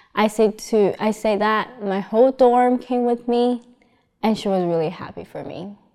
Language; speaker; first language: English; non-native, fluent; Chinese